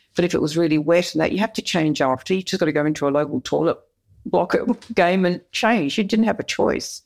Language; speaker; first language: English; native; English